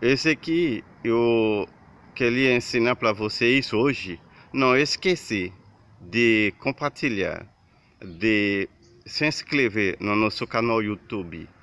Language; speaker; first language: Portuguese; non-native, learner; Haitian Creole